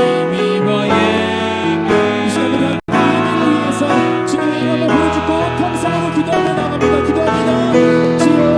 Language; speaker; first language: Korean; native; Korean